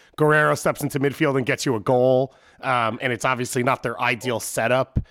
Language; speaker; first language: English; native; English